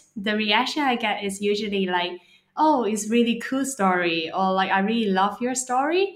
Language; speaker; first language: English; non-native, local second language; Cantonese